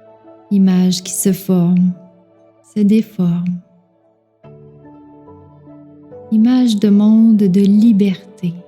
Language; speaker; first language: French; native; French